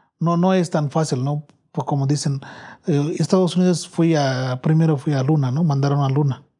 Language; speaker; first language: Spanish; non-native, learner; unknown